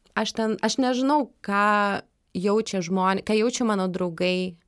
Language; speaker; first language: Lithuanian; non-native, fluent; Russian